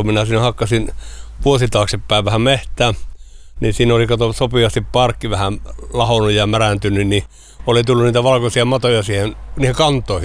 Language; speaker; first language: Finnish; native; Finnish